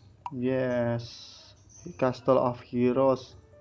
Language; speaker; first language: English; non-native, learner; Indonesian